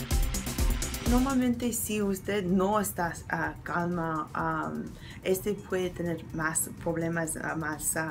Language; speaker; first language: Spanish; non-native, learner; English